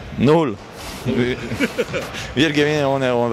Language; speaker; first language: German; non-native, learner; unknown